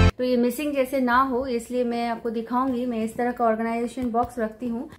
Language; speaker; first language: Hindi; non-native, local second language; Bangla